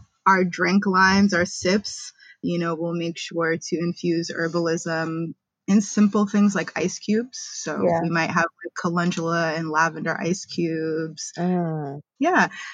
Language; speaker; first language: English; native; English